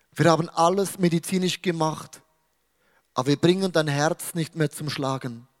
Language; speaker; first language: German; native; German